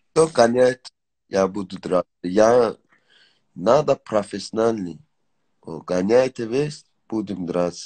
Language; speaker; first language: Russian; non-native, learner; Tajik